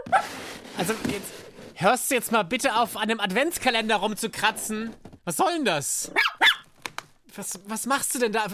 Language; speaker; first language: German; native; German